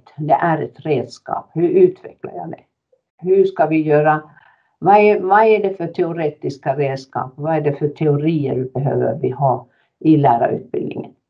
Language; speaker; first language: Swedish; non-native, fluent; Finnish